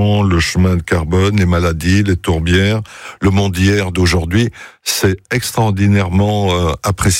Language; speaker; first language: French; native; French